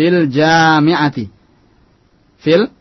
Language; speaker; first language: Arabic; non-native, fluent; Indonesian